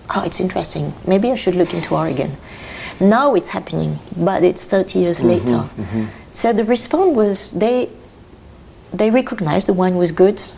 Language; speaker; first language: English; non-native, fluent; French